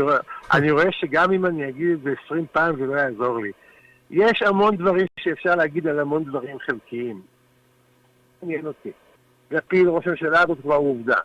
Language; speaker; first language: Hebrew; native; Hebrew